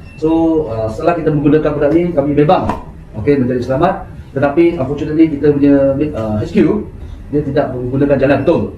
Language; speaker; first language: Malay; non-native, local second language; Chinese